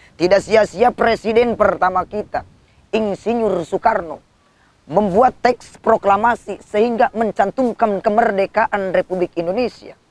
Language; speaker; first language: Indonesian; non-native, local second language; Sundanese